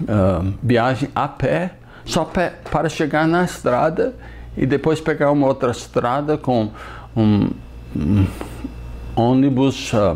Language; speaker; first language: Portuguese; non-native, fluent; English